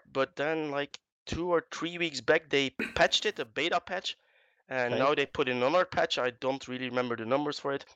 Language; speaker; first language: English; non-native, fluent; Dutch